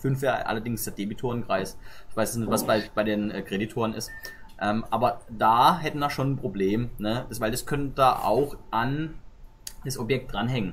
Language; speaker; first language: German; native; German